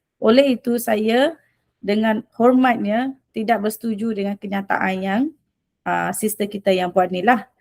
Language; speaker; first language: Malay; early bilingual, other home language; Rohingya